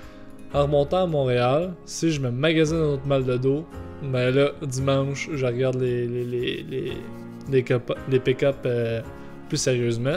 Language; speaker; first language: French; native; French